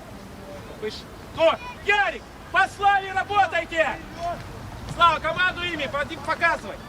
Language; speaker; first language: Russian; native; Russian